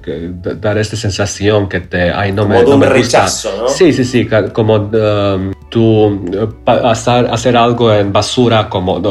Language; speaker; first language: Spanish; non-native, learner; Croatian